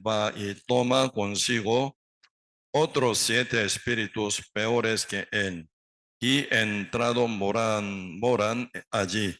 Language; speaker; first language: Spanish; non-native, learner; Korean